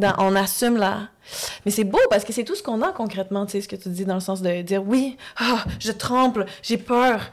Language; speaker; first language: French; native; French